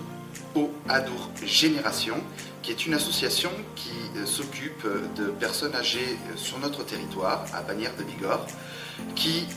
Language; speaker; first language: French; native; French